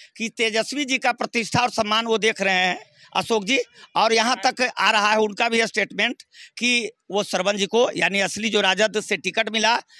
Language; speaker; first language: Hindi; native; Hindi